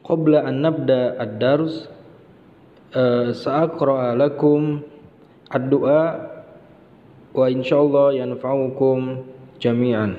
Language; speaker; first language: Arabic; non-native, fluent; Indonesian